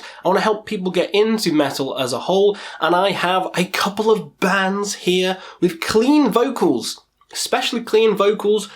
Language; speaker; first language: English; native; English